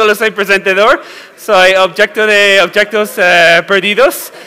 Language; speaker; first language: Spanish; non-native, fluent; English